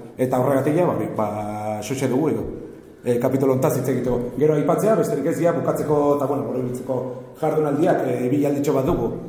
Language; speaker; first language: Basque; native; Basque